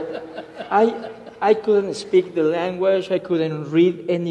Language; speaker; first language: English; non-native, fluent; Spanish